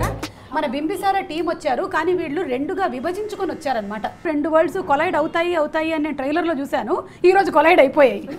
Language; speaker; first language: Telugu; native; Telugu